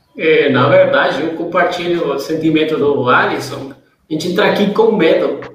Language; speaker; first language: Portuguese; non-native, fluent; Spanish